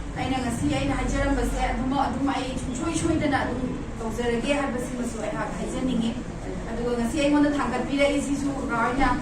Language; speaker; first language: Manipuri; native; Manipuri